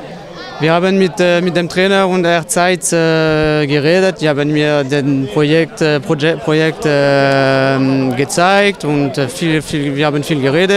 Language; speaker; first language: German; non-native, local second language; French